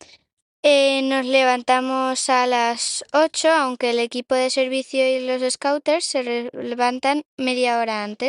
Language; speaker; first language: Spanish; native; Spanish